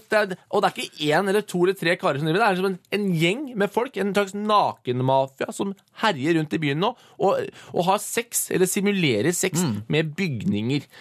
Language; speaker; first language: Norwegian; native; Norwegian